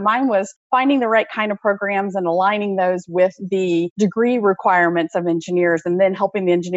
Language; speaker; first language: English; native; English